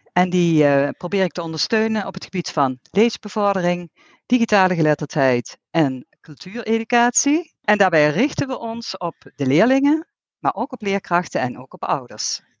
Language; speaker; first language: Dutch; native; Dutch